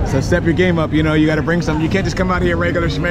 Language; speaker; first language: English; native; English